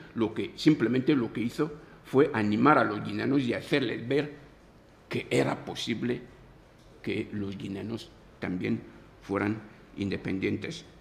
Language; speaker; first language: Spanish; non-native, local second language; Fang